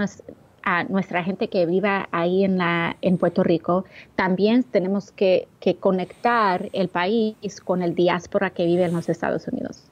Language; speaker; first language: Spanish; early bilingual, heritage; Spanish